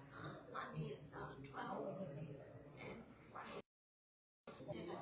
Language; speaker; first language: English; non-native, learner; Vietnamese